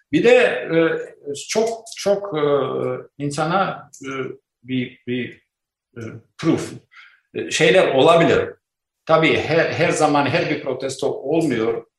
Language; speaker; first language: Turkish; non-native, learner; Albanian